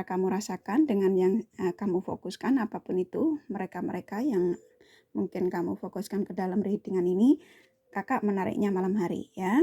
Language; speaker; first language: Indonesian; native; Indonesian